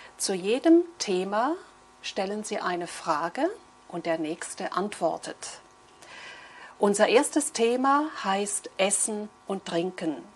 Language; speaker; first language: German; native; German